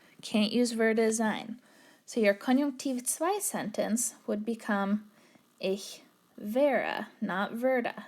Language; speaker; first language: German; non-native, fluent; English